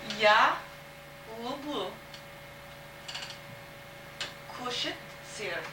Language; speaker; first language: Russian; non-native, fluent; English